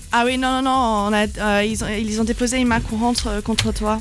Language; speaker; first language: French; native; French